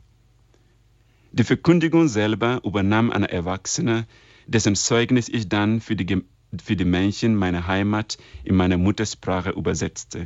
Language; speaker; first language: German; non-native, fluent; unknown